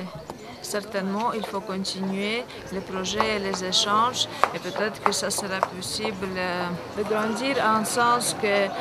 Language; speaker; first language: French; non-native, fluent; Latvian